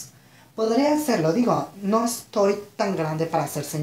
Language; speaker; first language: Spanish; native; Spanish